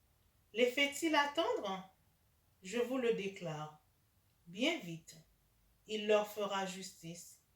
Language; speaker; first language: French; native; French